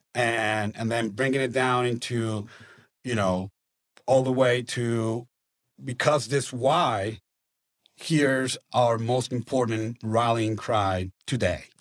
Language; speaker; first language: English; non-native, fluent; Spanish